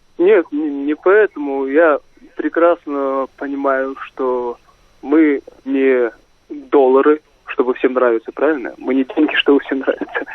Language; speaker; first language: Russian; non-native, local second language; Kazakh